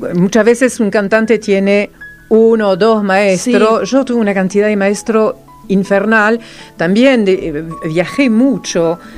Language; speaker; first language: Spanish; non-native, fluent; Serbian